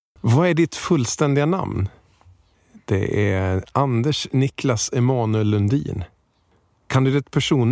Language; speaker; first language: Swedish; native; Swedish